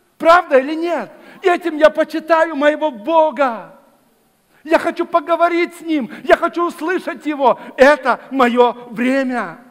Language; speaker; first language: Russian; native; Russian